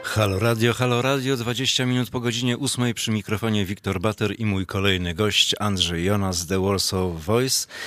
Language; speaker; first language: Polish; native; Polish